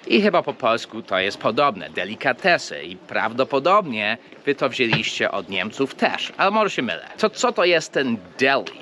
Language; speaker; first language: Polish; early bilingual, heritage; English